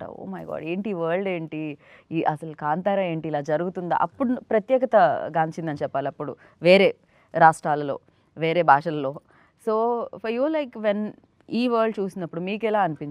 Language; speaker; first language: Telugu; native; Telugu